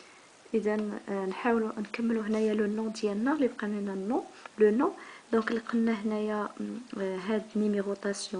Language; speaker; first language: Arabic; native; Arabic